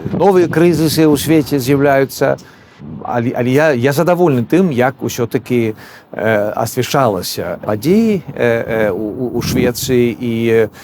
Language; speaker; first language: Belarusian; non-native, fluent; Swedish